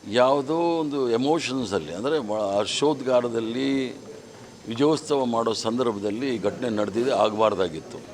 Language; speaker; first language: Kannada; native; Kannada